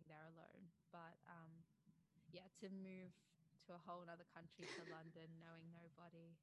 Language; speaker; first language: English; native; English